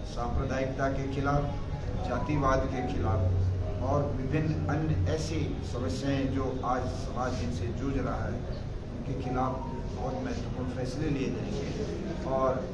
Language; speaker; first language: Hindi; native; Hindi